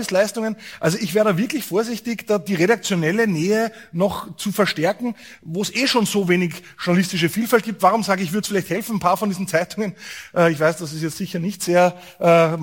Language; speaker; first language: German; native; German